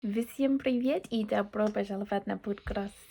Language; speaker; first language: Russian; non-native, learner; English